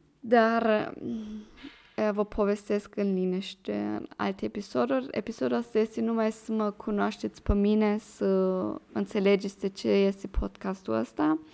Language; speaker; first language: Romanian; early bilingual, heritage; Romanian